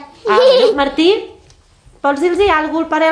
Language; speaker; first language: Catalan; native; Catalan